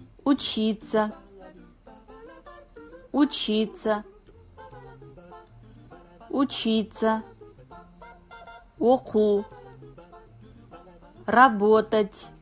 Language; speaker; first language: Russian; non-native, fluent; Kazakh